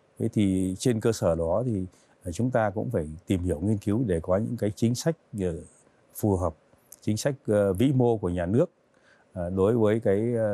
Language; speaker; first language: Vietnamese; native; Vietnamese